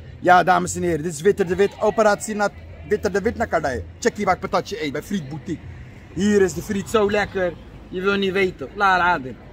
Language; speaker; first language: Dutch; non-native, fluent; Arabic